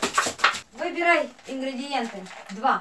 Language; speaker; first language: Russian; native; Russian